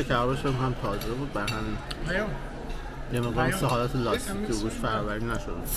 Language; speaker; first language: Persian; native; Persian